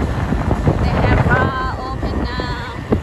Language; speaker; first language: English; non-native, learner; Thai